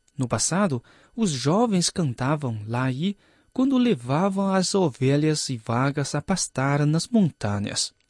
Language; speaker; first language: Portuguese; non-native, fluent; Chinese